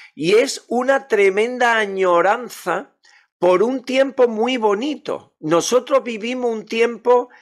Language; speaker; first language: Spanish; native; Spanish